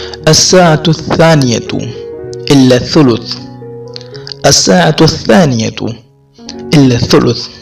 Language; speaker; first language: Arabic; non-native, fluent; Urdu